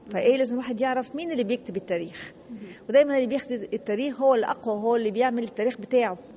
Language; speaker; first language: Arabic; native; Arabic